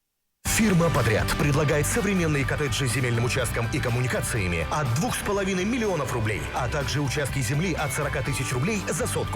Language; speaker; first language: Russian; native; Russian